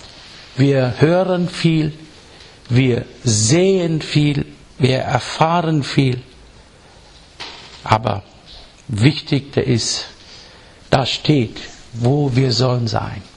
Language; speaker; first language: German; non-native, fluent; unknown